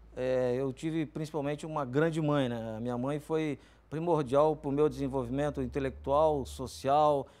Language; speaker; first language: Portuguese; native; Portuguese